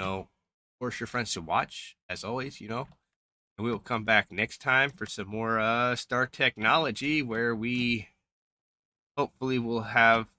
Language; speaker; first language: English; native; English